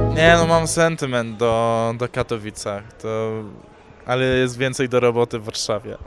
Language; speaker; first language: Polish; early bilingual, heritage; English